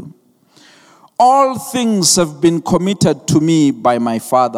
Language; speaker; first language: English; non-native, local second language; Venda